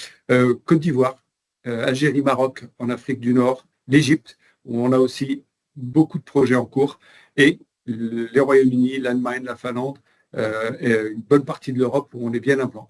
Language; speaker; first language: French; native; French